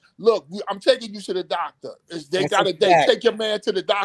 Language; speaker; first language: English; native; English